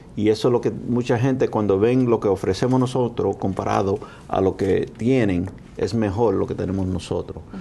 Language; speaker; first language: Spanish; early bilingual, heritage; Spanish